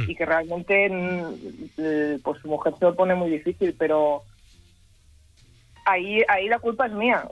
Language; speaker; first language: Spanish; native; Spanish